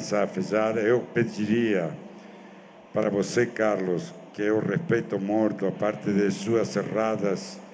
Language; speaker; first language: Portuguese; non-native, fluent; Spanish